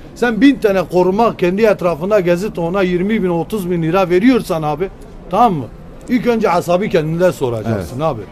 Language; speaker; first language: Turkish; non-native, local second language; Kurdish